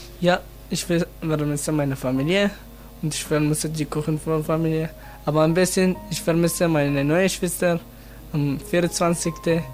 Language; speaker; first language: German; non-native, learner; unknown